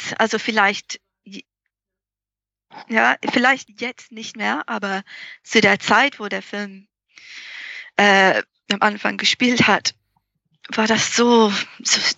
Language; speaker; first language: German; non-native, fluent; English